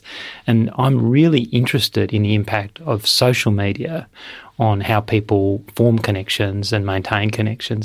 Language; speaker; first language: English; native; English